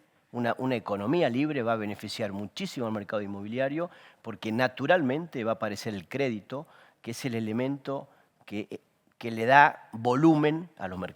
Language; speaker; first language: Spanish; native; Spanish